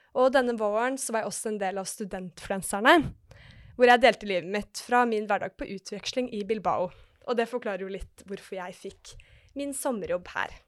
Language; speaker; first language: Norwegian; native; Norwegian